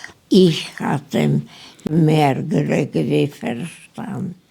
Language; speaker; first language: German; non-native, learner; Polish